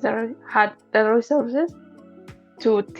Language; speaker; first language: English; non-native, learner; Spanish